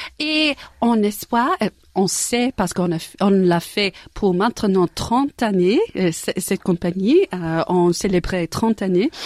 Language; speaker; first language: French; non-native, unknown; English